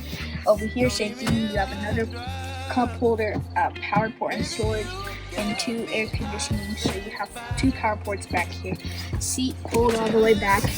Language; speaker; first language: English; native; English